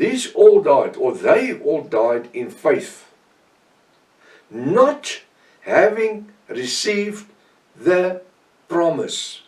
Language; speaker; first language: English; non-native, local second language; Afrikaans